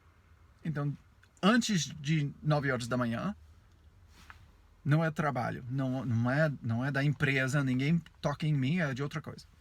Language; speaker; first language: Portuguese; non-native, fluent; English